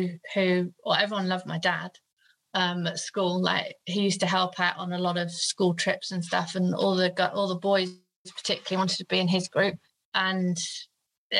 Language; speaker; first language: English; native; English